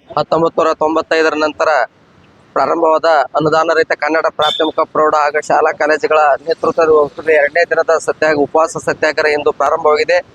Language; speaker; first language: Kannada; native; Kannada